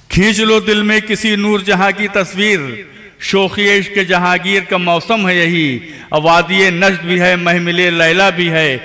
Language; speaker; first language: Urdu; native; Urdu